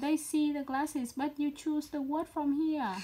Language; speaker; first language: English; non-native, learner; Vietnamese